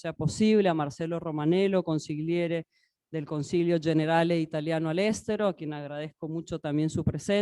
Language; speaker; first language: Spanish; native; Spanish